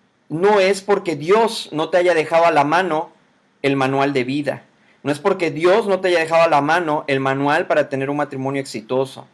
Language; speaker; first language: Spanish; native; Spanish